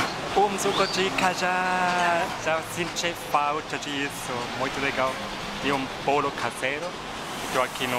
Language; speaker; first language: Portuguese; non-native, fluent; German